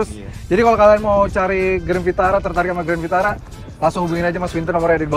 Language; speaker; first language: Indonesian; native; Indonesian